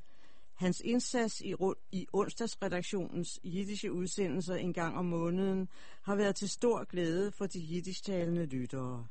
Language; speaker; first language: Danish; native; Danish